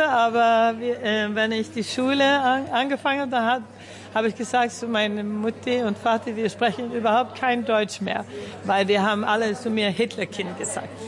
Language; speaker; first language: German; early bilingual, heritage; German